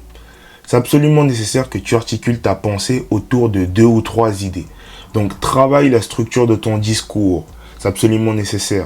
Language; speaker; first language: French; native; French